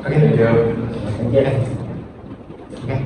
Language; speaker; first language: English; non-native, fluent; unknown